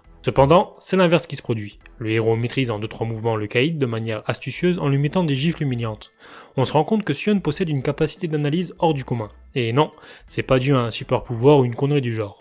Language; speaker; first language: French; native; French